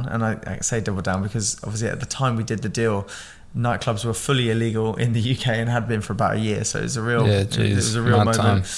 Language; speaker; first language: English; native; English